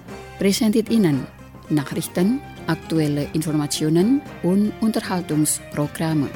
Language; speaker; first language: German; non-native, fluent; Indonesian